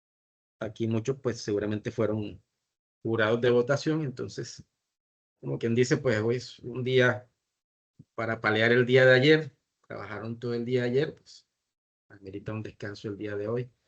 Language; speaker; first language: Spanish; native; Spanish